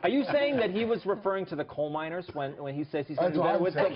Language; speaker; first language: English; native; English